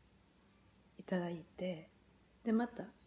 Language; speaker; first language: Japanese; native; Japanese